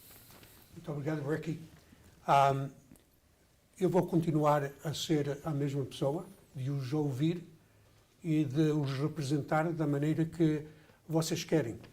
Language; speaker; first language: Portuguese; early bilingual, heritage; Portuguese